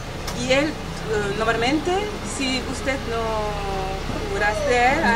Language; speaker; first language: Spanish; non-native, learner; French